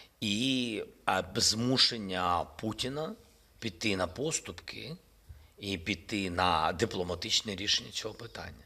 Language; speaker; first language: Ukrainian; non-native, local second language; Russian